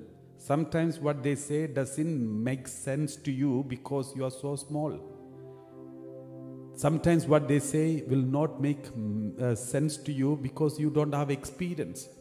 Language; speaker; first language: English; non-native, local second language; Malayalam